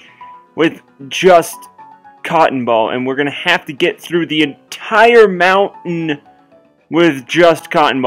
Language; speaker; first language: English; native; English